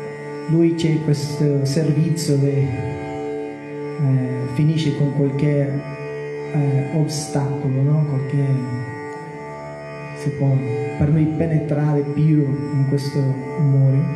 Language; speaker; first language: Italian; non-native, learner; Portuguese